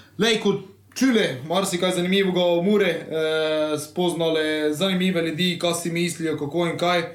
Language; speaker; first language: Slovenian; native; Slovenian